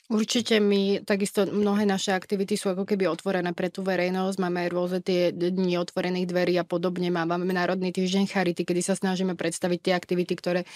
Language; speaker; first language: Slovak; native; Slovak